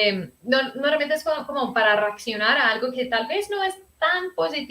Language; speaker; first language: Spanish; early bilingual, heritage; Spanish